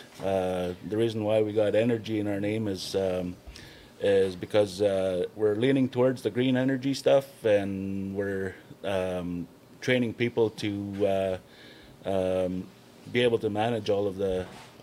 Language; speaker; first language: English; native; English